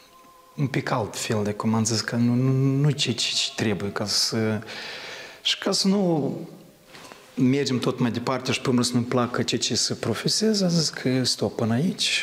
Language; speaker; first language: Romanian; native; Romanian